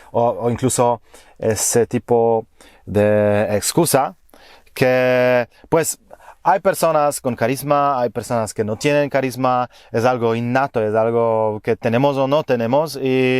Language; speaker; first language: Spanish; non-native, fluent; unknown